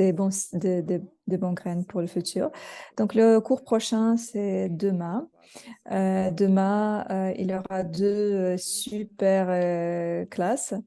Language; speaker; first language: French; non-native, fluent; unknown